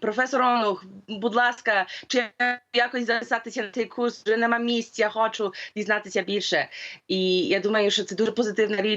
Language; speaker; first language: Ukrainian; early bilingual, heritage; Ukrainian